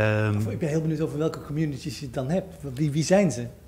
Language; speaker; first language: Dutch; native; Dutch